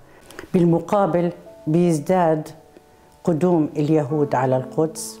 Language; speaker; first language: Arabic; native; Arabic